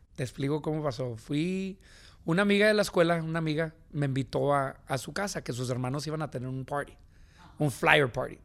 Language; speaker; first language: Spanish; early bilingual, heritage; Spanish